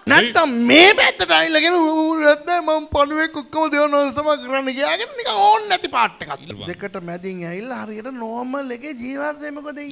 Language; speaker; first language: Sinhala; non-native, local second language; Tamil